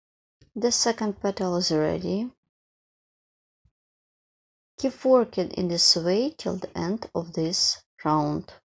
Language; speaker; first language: English; non-native, fluent; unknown